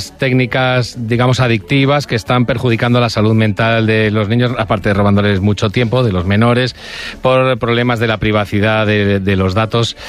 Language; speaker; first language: Spanish; native; Spanish